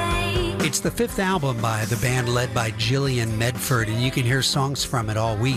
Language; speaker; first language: English; native; English